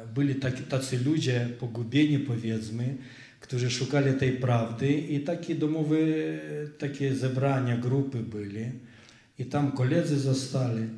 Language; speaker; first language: Polish; non-native, fluent; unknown